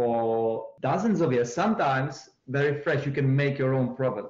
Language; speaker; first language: English; non-native, fluent; Czech